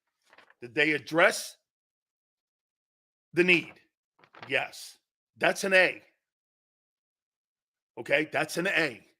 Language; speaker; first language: English; native; English